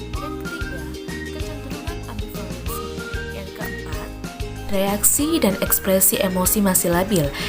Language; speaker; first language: Indonesian; native; Indonesian